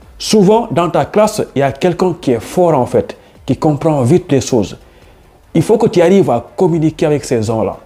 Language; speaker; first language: French; non-native, local second language; Wolof